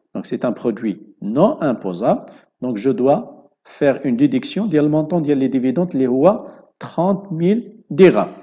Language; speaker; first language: French; non-native, local second language; Arabic